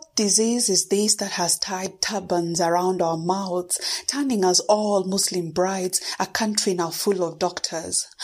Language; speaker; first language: English; non-native, local second language; Kikuyu